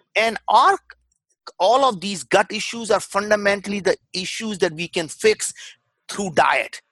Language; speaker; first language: English; non-native, local second language; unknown